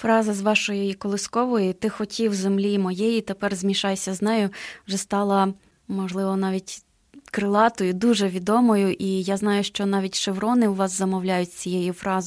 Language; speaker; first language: Ukrainian; native; Ukrainian